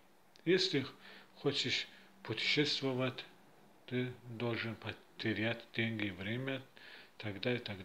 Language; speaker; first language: Russian; non-native, fluent; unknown